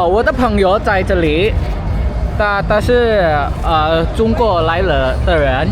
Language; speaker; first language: Chinese; non-native, learner; English